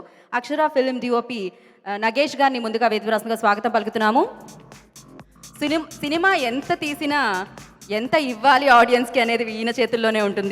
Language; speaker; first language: Telugu; native; Telugu